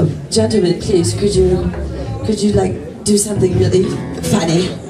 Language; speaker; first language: English; native; English